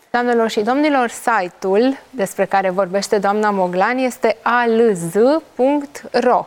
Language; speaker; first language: Romanian; native; Romanian